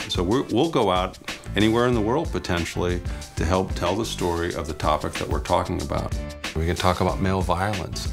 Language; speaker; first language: English; native; English